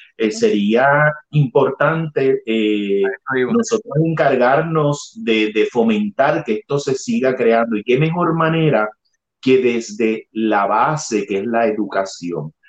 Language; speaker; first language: Spanish; native; Spanish